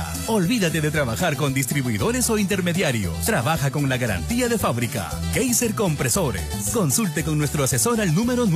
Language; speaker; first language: Spanish; native; Spanish